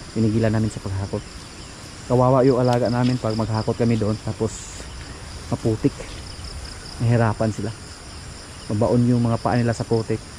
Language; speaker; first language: Filipino; non-native, local second language; Cebuano